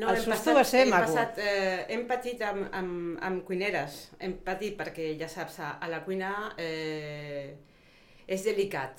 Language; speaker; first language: Catalan; non-native, fluent; Spanish